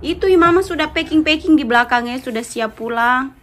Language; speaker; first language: Indonesian; native; Indonesian